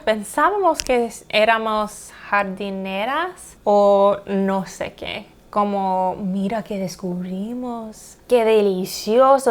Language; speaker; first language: Spanish; non-native, fluent; English